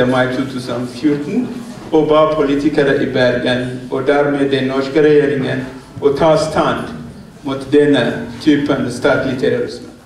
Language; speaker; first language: Norwegian; non-native, fluent; Oromo